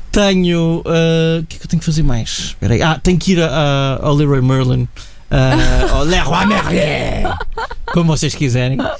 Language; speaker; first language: Portuguese; early bilingual, other home language; English